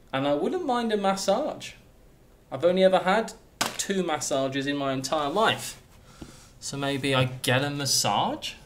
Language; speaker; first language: English; native; English